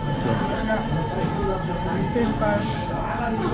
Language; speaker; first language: German; early bilingual, other home language; Arabic